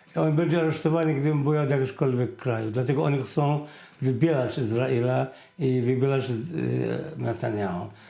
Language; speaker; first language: Polish; non-native, fluent; Arabic